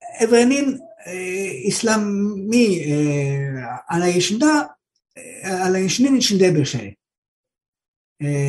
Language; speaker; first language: Turkish; non-native, fluent; Greek